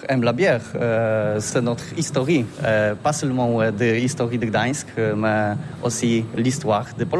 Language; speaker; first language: French; non-native, learner; Polish